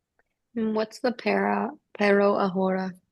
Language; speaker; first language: Spanish; non-native, learner; English